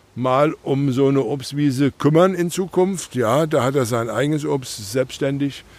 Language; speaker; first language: German; native; German